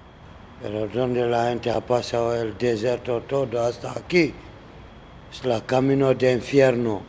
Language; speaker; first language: Spanish; non-native, learner; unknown